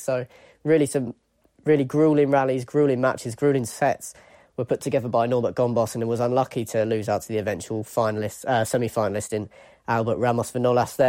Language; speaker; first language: English; native; English